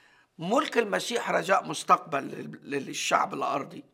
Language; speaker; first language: Arabic; native; Arabic